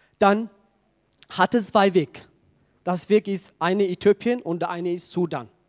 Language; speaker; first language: German; non-native, learner; Tigrinya